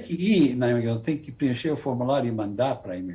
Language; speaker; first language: Portuguese; non-native, fluent; English